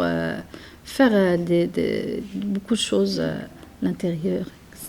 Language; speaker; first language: French; non-native, learner; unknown